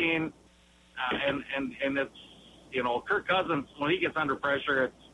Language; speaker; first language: English; native; English